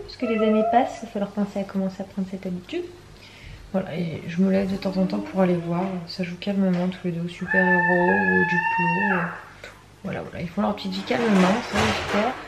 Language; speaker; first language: French; native; French